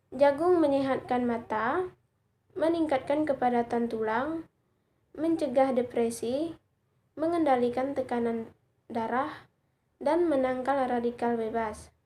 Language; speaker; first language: Indonesian; non-native, local second language; Iban